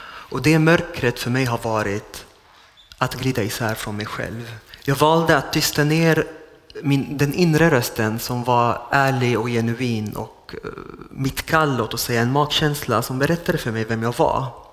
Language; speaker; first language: Swedish; non-native, fluent; Arabic